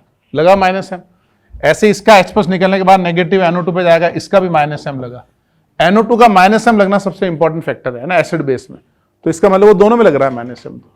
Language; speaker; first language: Hindi; native; Hindi